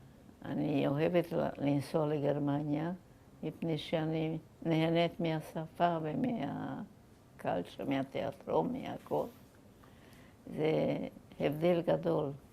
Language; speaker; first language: Hebrew; non-native, fluent; German